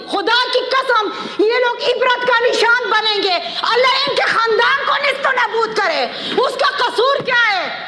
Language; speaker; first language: Urdu; non-native, local second language; Khowar